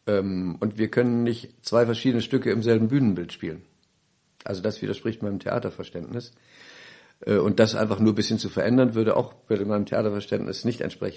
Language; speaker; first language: German; native; German